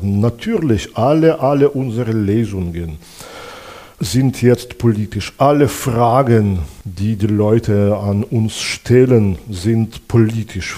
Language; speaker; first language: German; non-native, fluent; Belarusian